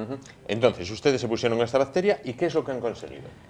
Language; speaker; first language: Spanish; native; Spanish